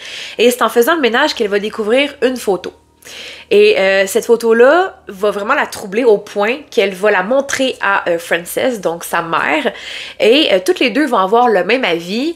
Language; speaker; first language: French; native; French